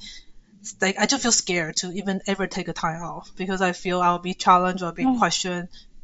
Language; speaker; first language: English; early bilingual, other home language; Chinese